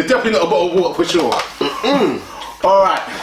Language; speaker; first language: English; native; English